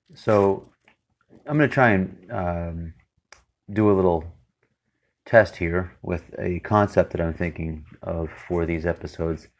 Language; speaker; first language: English; native; English